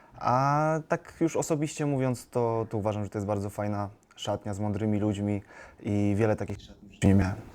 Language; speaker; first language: Polish; native; Polish